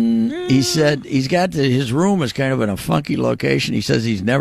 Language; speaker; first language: English; native; English